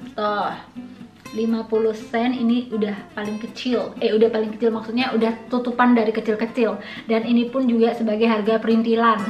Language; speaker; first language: Indonesian; native; Indonesian